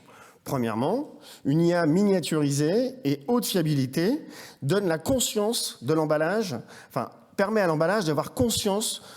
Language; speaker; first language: French; native; French